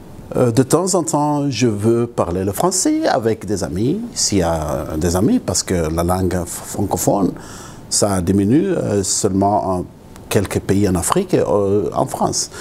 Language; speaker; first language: French; non-native, local second language; Arabic